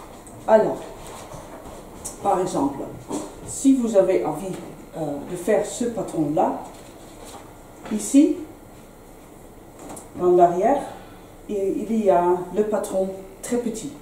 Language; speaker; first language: French; non-native, learner; Dutch